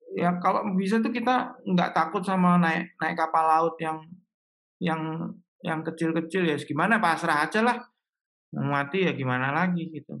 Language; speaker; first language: Indonesian; native; Indonesian